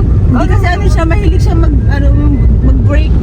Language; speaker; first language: Filipino; native; Filipino